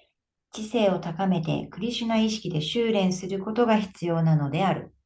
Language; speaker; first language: Japanese; native; Japanese